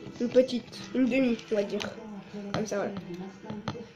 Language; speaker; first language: French; native; French